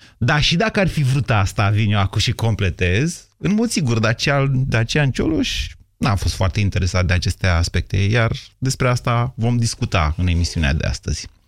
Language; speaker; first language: Romanian; native; Romanian